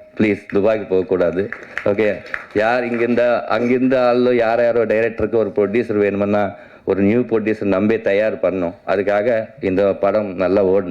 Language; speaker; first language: Tamil; non-native, learner; Telugu